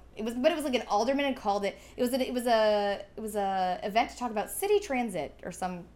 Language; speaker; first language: English; native; English